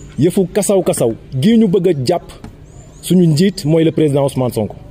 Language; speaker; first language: Wolof; non-native, local second language; Jola-Fonyi